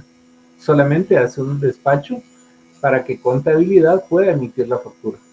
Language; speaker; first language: Spanish; native; Spanish